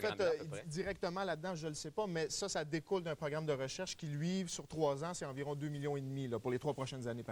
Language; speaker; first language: French; native; French